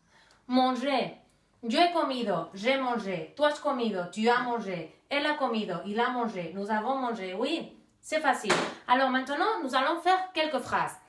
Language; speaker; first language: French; non-native, fluent; Basque